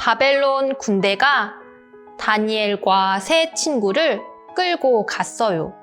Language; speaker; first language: Korean; native; Korean